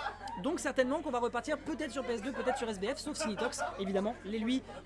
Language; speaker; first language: French; native; French